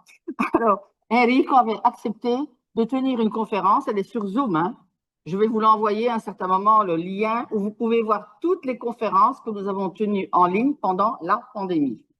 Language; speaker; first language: French; non-native, fluent; Italian